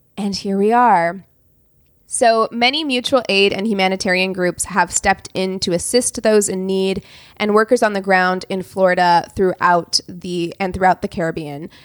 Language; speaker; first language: English; native; English